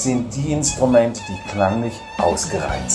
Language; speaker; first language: German; native; German